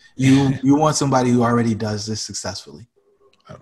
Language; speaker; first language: English; native; English